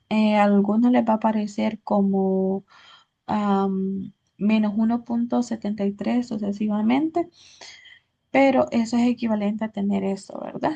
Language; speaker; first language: Spanish; native; Spanish